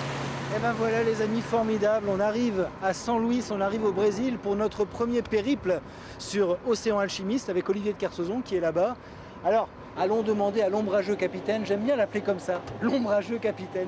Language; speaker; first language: French; native; French